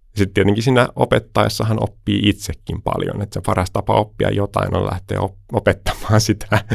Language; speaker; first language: Finnish; early bilingual, heritage; Finnish